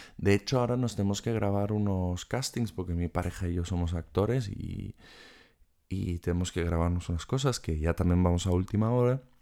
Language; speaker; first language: Spanish; non-native, fluent; German